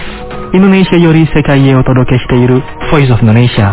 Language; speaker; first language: Japanese; non-native, fluent; Indonesian